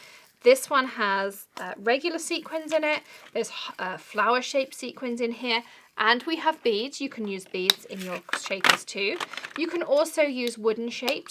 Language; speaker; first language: English; native; English